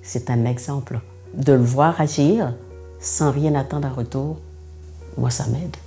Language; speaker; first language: French; native; French